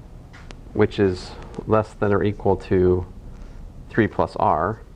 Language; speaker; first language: English; native; English